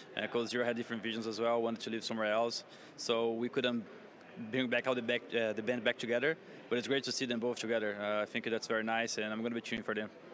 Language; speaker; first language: English; non-native, fluent; Portuguese